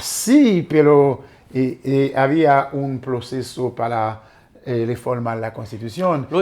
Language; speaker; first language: Spanish; non-native, fluent; Haitian Creole